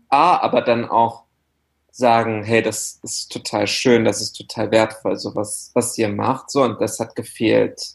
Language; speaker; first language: German; early bilingual, other home language; Arabic